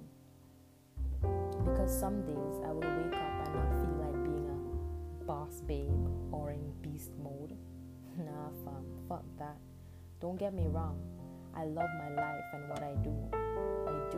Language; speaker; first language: English; non-native, local second language; Jamaican Creole English